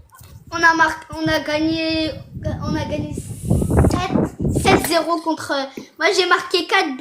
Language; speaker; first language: French; early bilingual, other home language; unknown